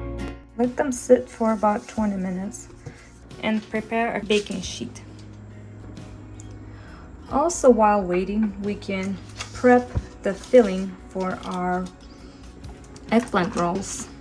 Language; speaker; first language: English; non-native, fluent; Russian